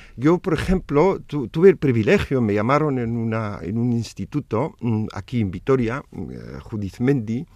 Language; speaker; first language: Spanish; non-native, fluent; Arabic